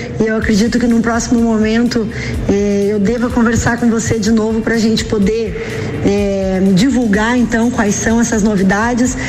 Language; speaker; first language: Portuguese; native; Portuguese